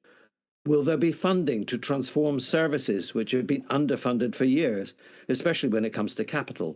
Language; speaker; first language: English; native; English